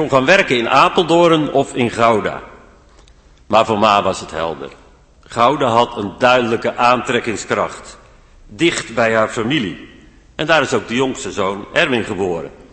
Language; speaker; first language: Dutch; native; Dutch